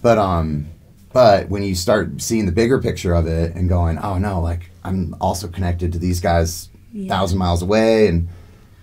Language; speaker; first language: English; native; English